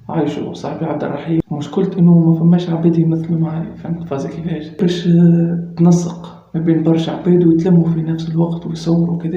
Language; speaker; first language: Arabic; native; Arabic